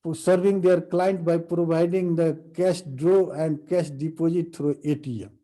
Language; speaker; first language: English; non-native, local second language; Nepali